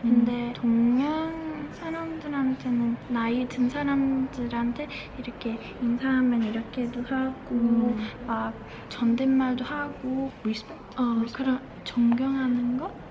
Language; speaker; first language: Korean; early bilingual, heritage; Czech